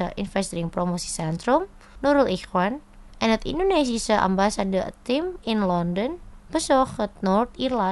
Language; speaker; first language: Dutch; non-native, fluent; Indonesian